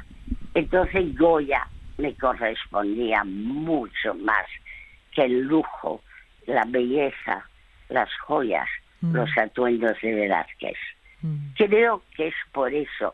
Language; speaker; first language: Spanish; early bilingual, other home language; French